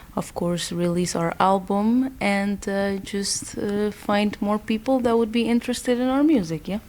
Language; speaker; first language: English; native; English